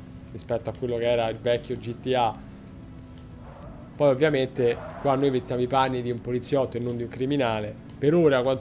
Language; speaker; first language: Italian; native; Italian